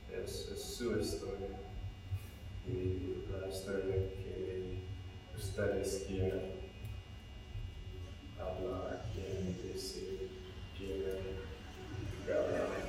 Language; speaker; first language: Spanish; non-native, fluent; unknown